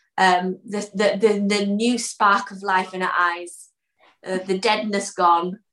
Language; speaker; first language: English; early bilingual, other home language; Dutch